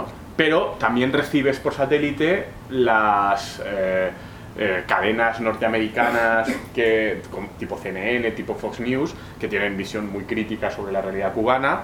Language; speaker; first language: Spanish; native; Spanish